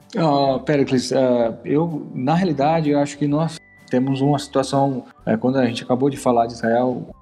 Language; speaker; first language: Portuguese; native; Portuguese